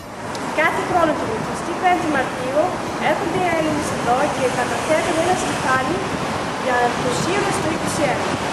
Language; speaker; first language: Greek; early bilingual, heritage; Greek